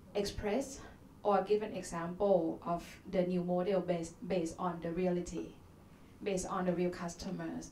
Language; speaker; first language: English; non-native, fluent; Thai